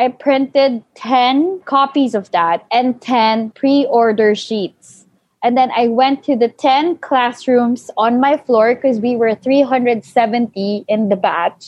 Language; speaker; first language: English; non-native, local second language; Filipino